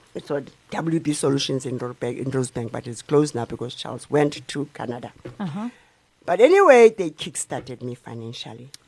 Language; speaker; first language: English; non-native, local second language; Xhosa